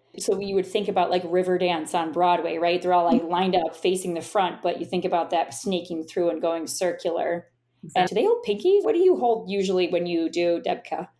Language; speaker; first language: English; native; English